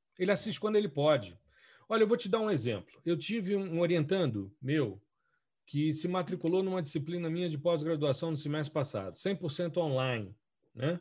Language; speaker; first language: Portuguese; native; Portuguese